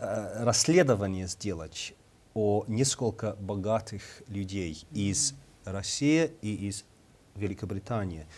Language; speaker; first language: Russian; non-native, fluent; English